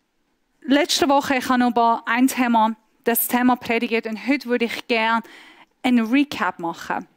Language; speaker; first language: German; non-native, fluent; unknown